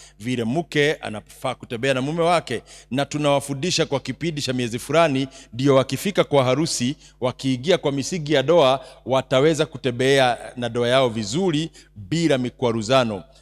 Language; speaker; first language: Swahili; non-native, local second language; Kikuyu